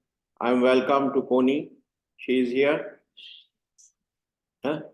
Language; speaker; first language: English; non-native, learner; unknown